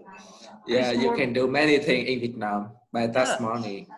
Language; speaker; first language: English; non-native, learner; Vietnamese